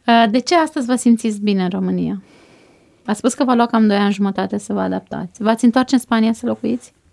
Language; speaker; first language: Romanian; native; Romanian